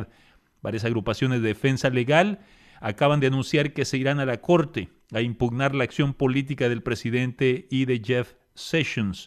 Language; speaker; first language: Spanish; native; Spanish